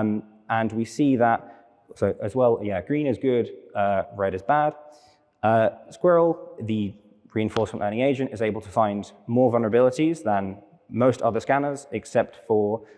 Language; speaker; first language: English; native; English